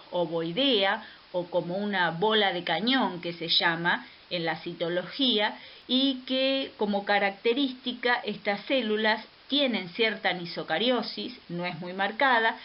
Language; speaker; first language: Spanish; native; Spanish